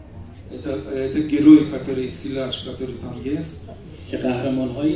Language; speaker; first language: Russian; non-native, learner; Persian